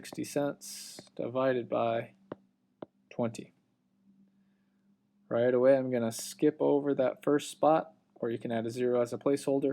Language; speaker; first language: English; native; English